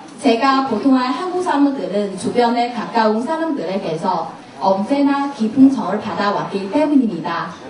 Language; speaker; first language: Korean; non-native, learner; Chinese